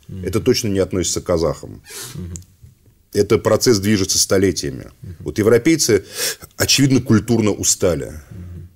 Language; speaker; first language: Russian; native; Russian